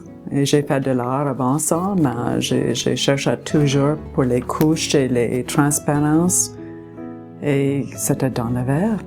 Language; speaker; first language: French; non-native, local second language; English